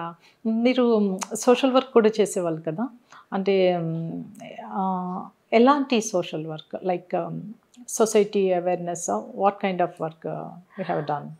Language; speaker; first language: Telugu; native; Telugu